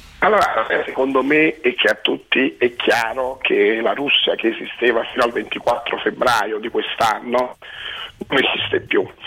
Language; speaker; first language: Italian; native; Italian